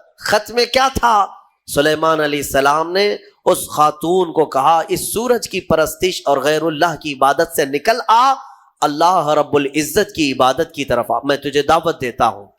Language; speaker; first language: Urdu; native; Urdu